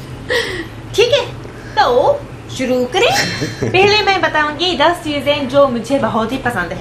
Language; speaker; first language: Hindi; non-native, fluent; Japanese